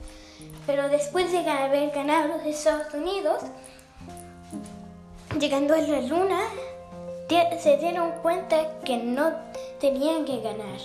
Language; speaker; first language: Spanish; early bilingual, heritage; Spanish